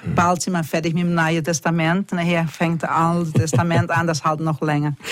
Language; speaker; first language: German; early bilingual, heritage; German